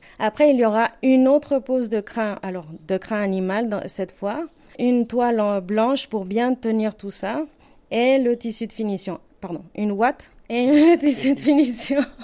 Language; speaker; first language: French; non-native, fluent; Spanish